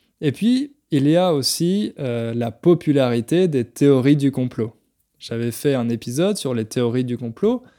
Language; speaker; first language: French; native; French